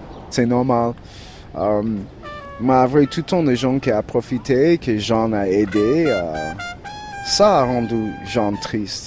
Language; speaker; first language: French; non-native, learner; English